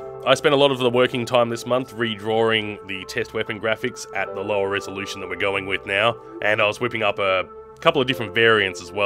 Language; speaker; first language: English; native; English